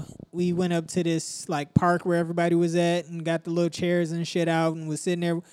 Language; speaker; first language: English; native; English